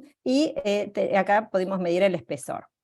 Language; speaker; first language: Spanish; native; Spanish